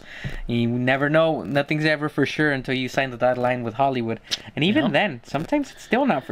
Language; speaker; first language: English; native; English